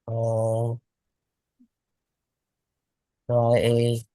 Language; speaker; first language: English; non-native, learner; Vietnamese